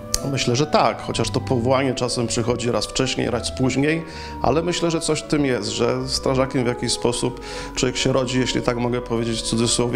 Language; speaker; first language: Polish; native; Polish